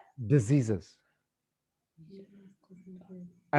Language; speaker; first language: English; non-native, fluent; Burmese